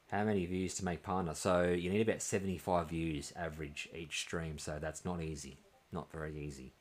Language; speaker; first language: English; native; English